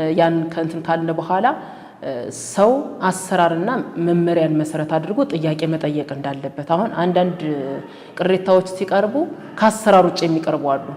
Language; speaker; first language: Amharic; native; Amharic